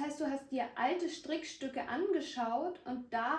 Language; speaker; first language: German; native; German